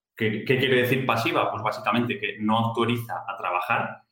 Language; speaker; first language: Spanish; native; Spanish